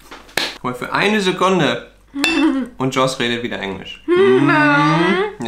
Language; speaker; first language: German; native; German